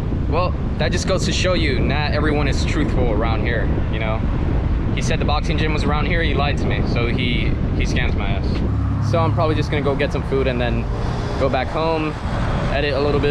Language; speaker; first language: English; native; English